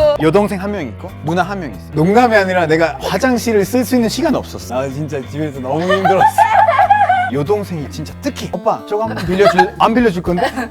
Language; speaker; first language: Korean; non-native, fluent; Spanish